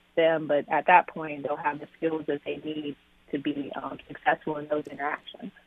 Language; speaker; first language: English; native; English